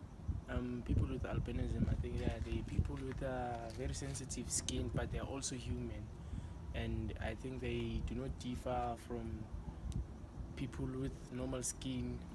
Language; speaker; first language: English; non-native, local second language; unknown